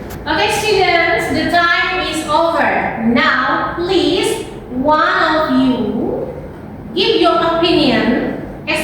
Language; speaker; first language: English; non-native, fluent; Indonesian